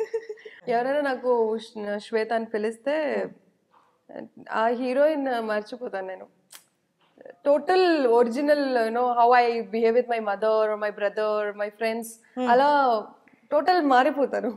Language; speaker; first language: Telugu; non-native, learner; Kannada